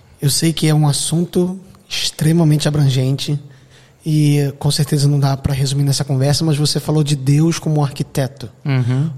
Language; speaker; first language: Portuguese; native; Portuguese